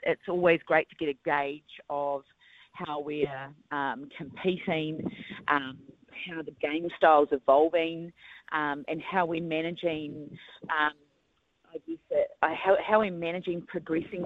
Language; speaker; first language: English; native; English